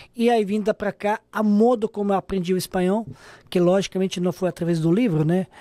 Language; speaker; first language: Portuguese; non-native, fluent; Serbian